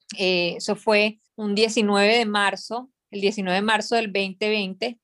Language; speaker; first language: Spanish; native; Spanish